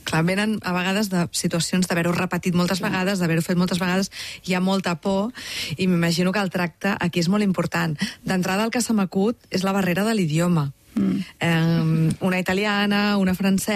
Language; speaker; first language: Catalan; native; Catalan